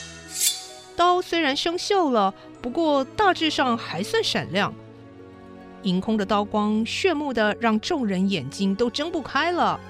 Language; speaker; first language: Chinese; native; Chinese